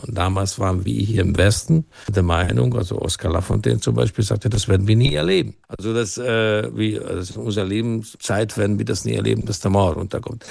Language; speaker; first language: German; non-native, fluent; Hungarian